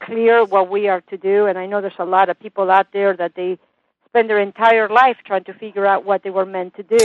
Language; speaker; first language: English; non-native, fluent; Italian